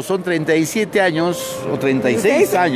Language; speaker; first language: Spanish; native; Spanish